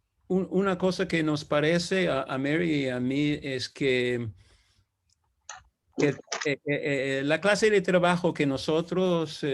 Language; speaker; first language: Spanish; non-native, fluent; English